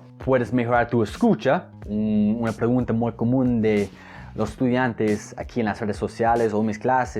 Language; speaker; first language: Spanish; non-native, fluent; English